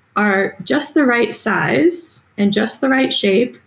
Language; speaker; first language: English; native; English